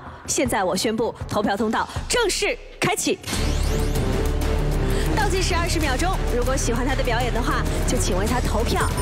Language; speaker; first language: Chinese; native; Chinese